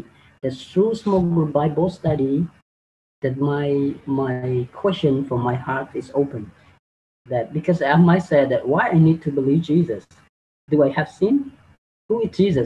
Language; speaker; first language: English; non-native, learner; Khmer